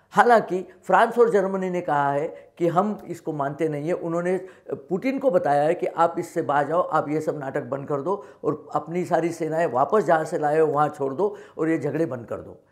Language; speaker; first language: Hindi; non-native, local second language; Marathi